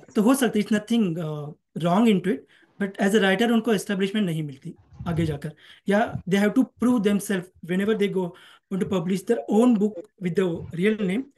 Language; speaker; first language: Hindi; non-native, local second language; Marathi